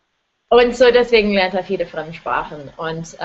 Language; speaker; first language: German; non-native, fluent; English